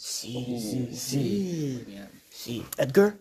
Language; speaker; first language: Spanish; non-native, learner; English